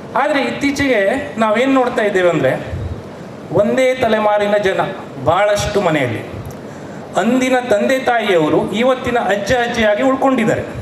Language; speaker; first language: Kannada; non-native, local second language; Konkani